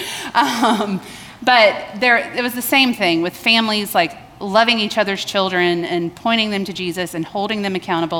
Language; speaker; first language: English; native; English